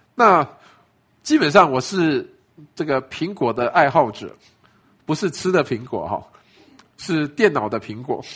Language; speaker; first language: Chinese; native; Chinese